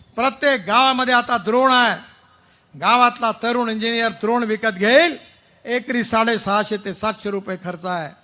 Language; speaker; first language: Marathi; native; Marathi